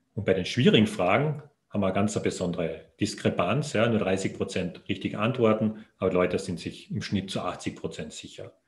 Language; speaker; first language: German; native; German